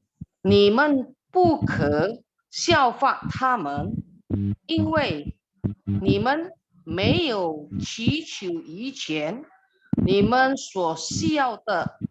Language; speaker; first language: Chinese; non-native, learner; Indonesian